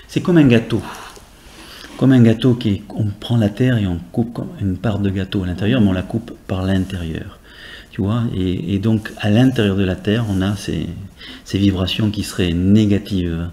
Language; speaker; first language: French; native; French